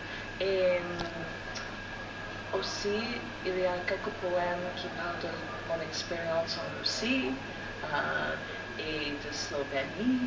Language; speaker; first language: French; non-native, fluent; English